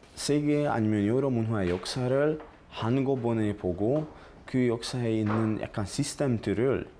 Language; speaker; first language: Korean; non-native, fluent; Slovak